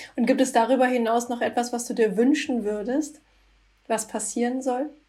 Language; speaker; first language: German; native; German